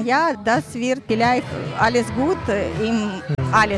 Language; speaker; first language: German; non-native, learner; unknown